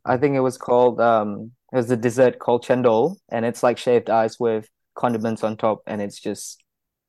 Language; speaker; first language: English; non-native, local second language; Malay